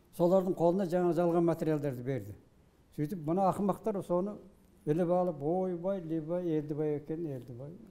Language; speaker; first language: Kazakh; native; Kazakh